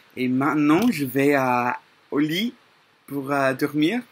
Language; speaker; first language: French; non-native, learner; English